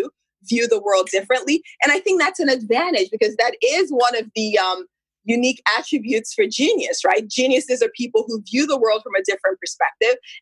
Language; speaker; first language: English; non-native, local second language; Igbo